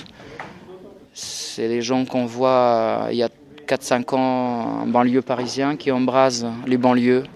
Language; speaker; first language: French; non-native, fluent; Russian